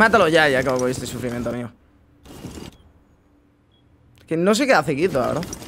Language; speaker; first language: Spanish; native; Spanish